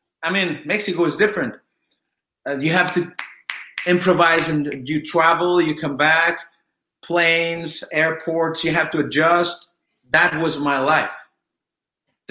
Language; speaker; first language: English; non-native, fluent; Spanish